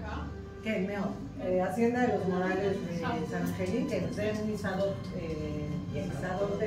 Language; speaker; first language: Hebrew; non-native, learner; Spanish